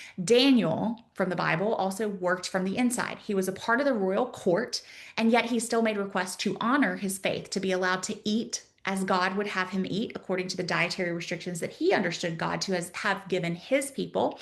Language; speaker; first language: English; native; English